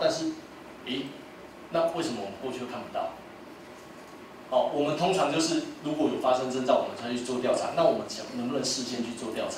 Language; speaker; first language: Chinese; native; Chinese